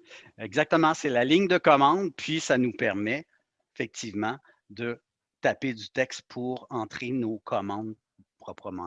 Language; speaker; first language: French; native; French